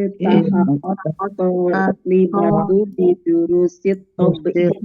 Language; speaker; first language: Arabic; non-native, learner; Indonesian